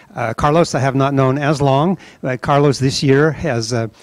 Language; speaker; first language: English; native; English